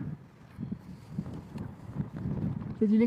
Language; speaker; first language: French; native; French